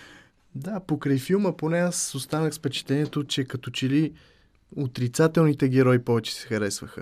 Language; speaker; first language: Bulgarian; native; Bulgarian